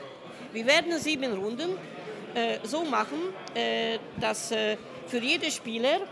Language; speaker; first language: German; non-native, fluent; Hungarian